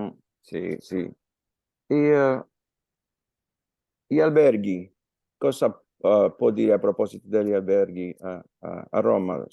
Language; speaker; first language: Italian; non-native, fluent; Spanish